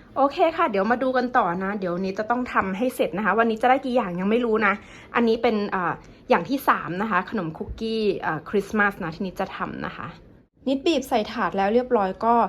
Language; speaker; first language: Thai; native; Thai